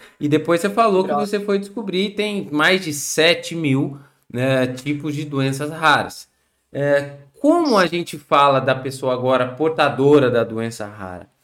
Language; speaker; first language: Portuguese; native; Portuguese